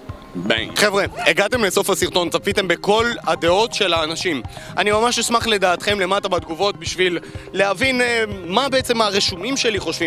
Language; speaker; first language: Hebrew; native; Hebrew